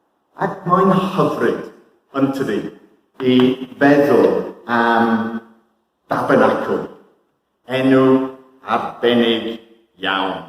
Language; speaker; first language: Welsh; non-native, fluent; English